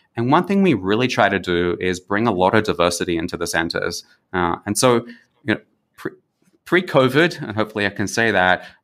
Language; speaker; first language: English; native; English